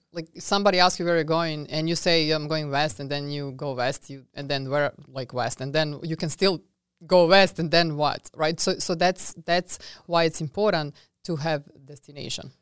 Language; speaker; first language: English; non-native, fluent; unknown